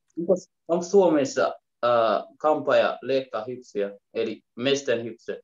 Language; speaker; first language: Finnish; non-native, learner; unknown